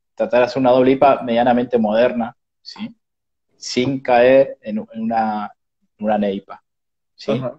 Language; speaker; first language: Spanish; native; Spanish